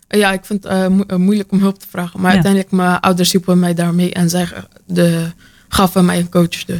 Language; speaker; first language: Dutch; early bilingual, other home language; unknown